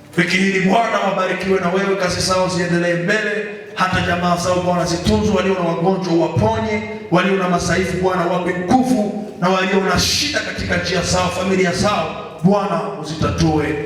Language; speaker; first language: Swahili; native; Swahili